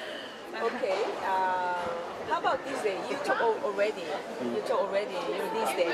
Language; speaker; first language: English; non-native, learner; Korean